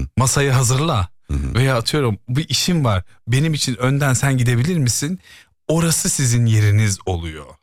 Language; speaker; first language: Turkish; early bilingual, heritage; Turkish